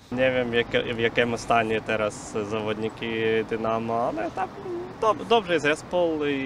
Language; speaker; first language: Polish; non-native, learner; Ukrainian